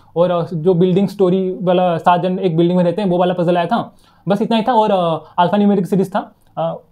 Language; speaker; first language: Hindi; non-native, local second language; Odia